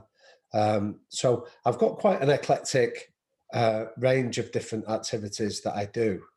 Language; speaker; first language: English; native; English